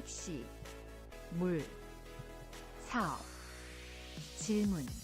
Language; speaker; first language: Korean; non-native, learner; English